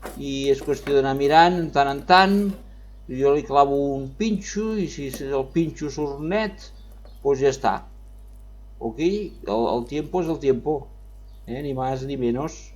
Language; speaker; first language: Catalan; non-native, local second language; Spanish